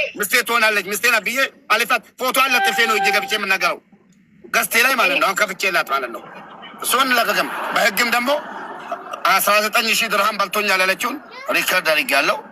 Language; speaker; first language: Amharic; non-native, local second language; Oromo